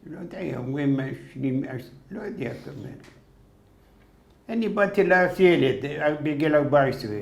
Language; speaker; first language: Hebrew; non-native, fluent; Arabic